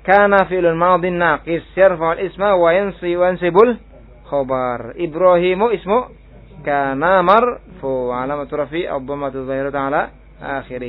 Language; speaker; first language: Arabic; non-native, fluent; Indonesian